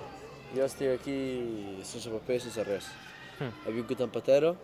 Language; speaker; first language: Catalan; non-native, fluent; Berber languages